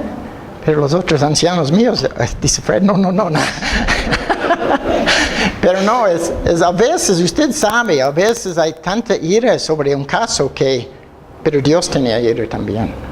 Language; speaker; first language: Spanish; non-native, fluent; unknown